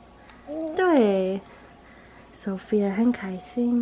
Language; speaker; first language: Chinese; non-native, learner; English